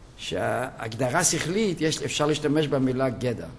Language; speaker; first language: Hebrew; non-native, fluent; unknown